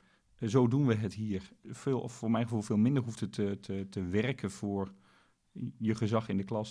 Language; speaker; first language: Dutch; native; Dutch